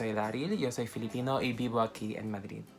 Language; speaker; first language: Spanish; non-native, fluent; Filipino